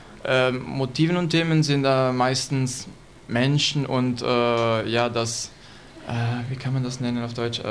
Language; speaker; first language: German; non-native, learner; Italian